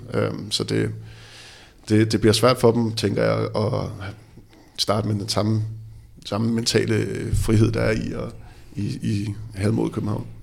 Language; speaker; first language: Danish; native; Danish